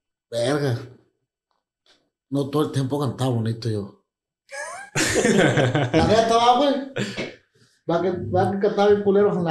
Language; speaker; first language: Spanish; early bilingual, other home language; English